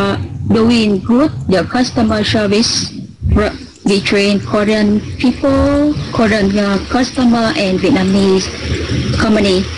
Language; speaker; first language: English; non-native, learner; Vietnamese